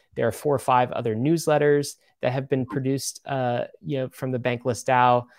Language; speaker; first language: English; native; English